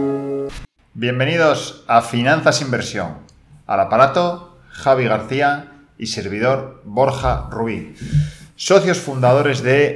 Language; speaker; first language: Spanish; native; Spanish